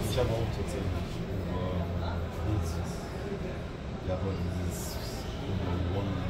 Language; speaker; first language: German; native; German